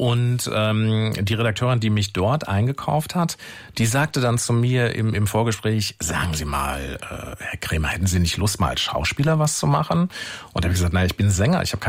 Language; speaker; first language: German; native; German